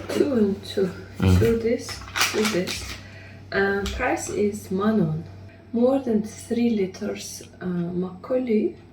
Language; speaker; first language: English; non-native, learner; Russian